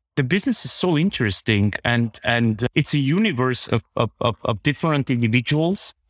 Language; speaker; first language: English; non-native, fluent; Bulgarian